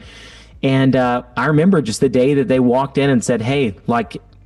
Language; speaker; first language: English; native; English